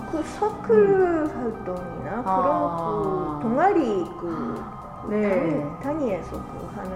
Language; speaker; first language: Korean; non-native, learner; Japanese